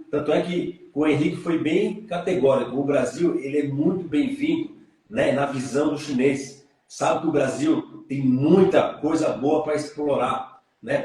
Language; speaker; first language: Portuguese; native; Portuguese